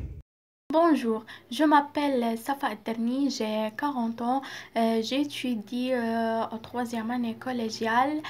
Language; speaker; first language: French; non-native, local second language; Arabic